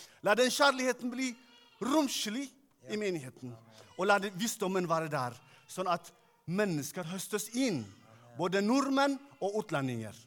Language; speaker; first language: Norwegian; non-native, fluent; Tigrinya